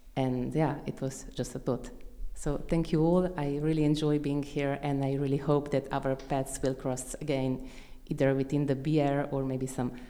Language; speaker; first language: English; non-native, fluent; Slovenian